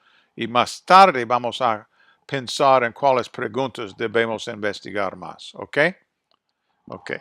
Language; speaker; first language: Spanish; non-native, fluent; English